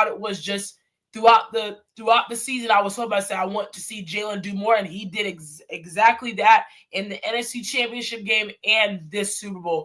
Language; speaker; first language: English; native; English